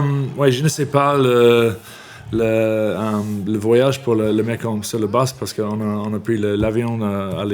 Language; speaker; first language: French; non-native, learner; English